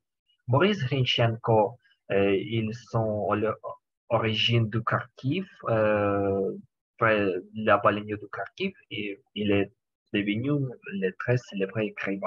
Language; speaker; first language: French; non-native, learner; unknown